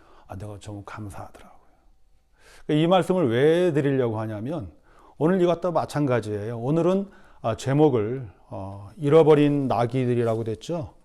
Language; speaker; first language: Korean; native; Korean